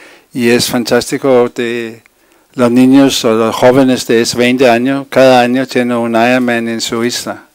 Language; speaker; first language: Spanish; non-native, fluent; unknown